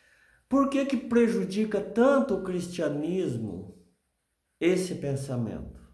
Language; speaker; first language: Portuguese; native; Portuguese